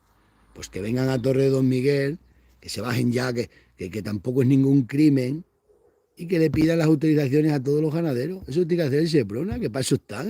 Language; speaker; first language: Spanish; native; Spanish